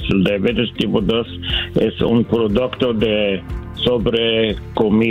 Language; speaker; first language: Spanish; non-native, learner; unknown